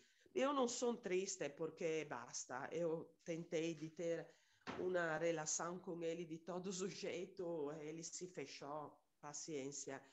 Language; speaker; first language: Portuguese; non-native, fluent; Italian